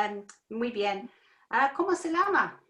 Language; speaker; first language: Spanish; non-native, learner; English